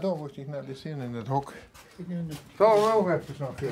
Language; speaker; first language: Dutch; native; Dutch